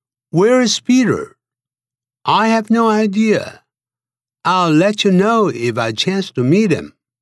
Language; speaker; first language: English; non-native, fluent; Chinese